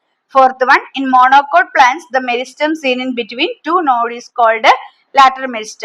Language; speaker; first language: English; non-native, local second language; Malayalam